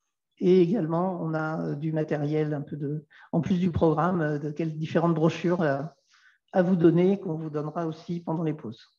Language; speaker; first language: French; native; French